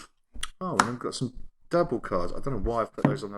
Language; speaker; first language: English; native; English